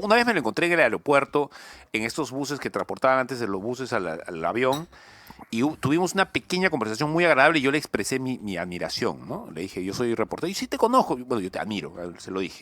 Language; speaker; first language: Spanish; native; Spanish